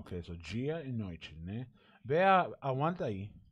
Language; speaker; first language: Portuguese; non-native, learner; Spanish